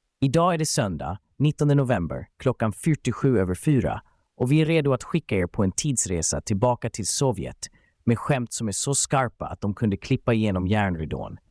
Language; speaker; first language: Swedish; native; Swedish